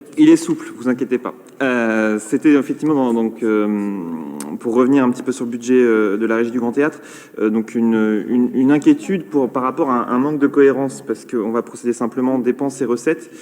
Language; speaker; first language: French; native; French